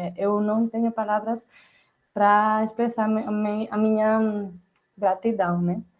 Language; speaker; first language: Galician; early bilingual, heritage; Catalan